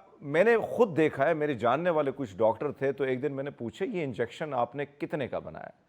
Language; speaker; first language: Urdu; non-native, local second language; Punjabi